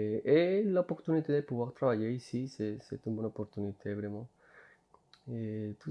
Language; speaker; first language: French; non-native, learner; Spanish